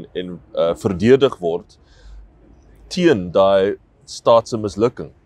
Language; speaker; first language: Afrikaans; non-native, local second language; English